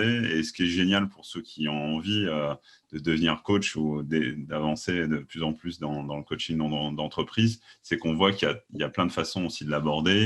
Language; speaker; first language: French; native; French